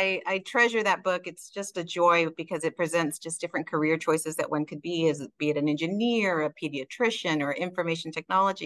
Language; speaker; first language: English; early bilingual, other home language; Spanish